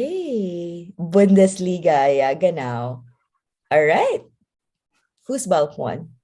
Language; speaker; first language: German; non-native, fluent; Filipino